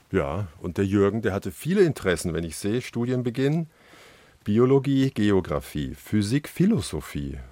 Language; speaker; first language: German; native; German